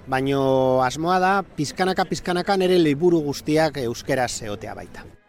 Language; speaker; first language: Basque; native; Basque